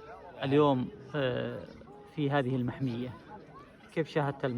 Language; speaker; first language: Arabic; native; Arabic